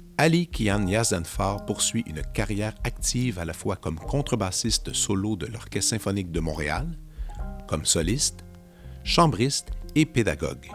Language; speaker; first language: French; native; French